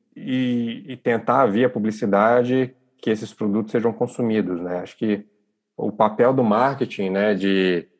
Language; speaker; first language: Portuguese; native; Portuguese